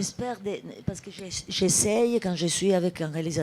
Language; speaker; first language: French; non-native, fluent; Italian